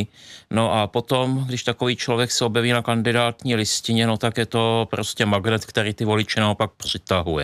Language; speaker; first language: Czech; native; Czech